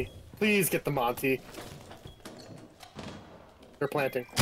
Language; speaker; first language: English; native; English